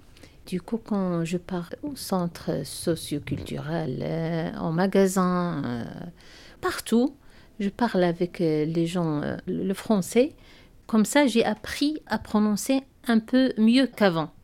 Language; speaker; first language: French; non-native, learner; Arabic